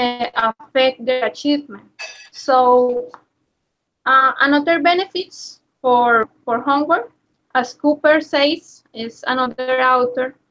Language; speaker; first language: English; non-native, learner; Spanish